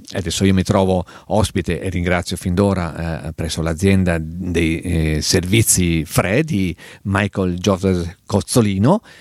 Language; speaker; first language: Italian; native; Italian